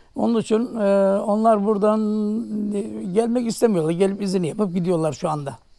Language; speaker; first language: Turkish; native; Turkish